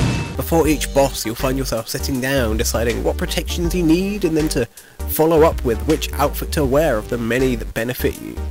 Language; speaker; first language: English; native; English